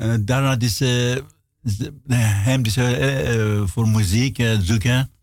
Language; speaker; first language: Dutch; non-native, learner; Persian